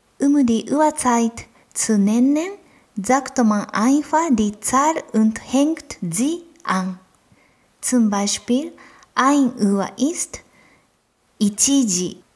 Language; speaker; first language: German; non-native, fluent; Japanese